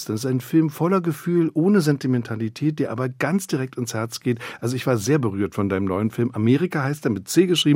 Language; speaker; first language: German; native; German